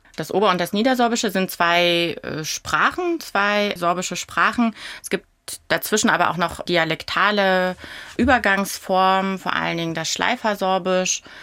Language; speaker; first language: German; non-native, local second language; Upper Sorbian